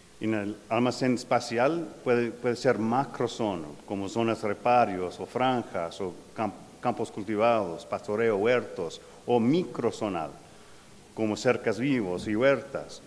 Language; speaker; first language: Spanish; non-native, learner; English